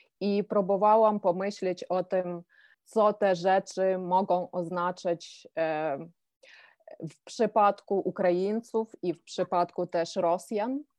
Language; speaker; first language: Polish; non-native, fluent; Ukrainian